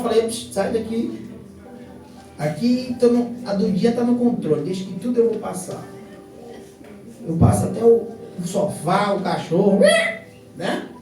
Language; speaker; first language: Portuguese; native; Portuguese